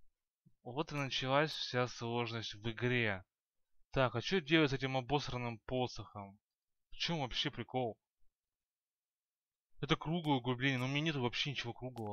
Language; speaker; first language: Russian; native; Russian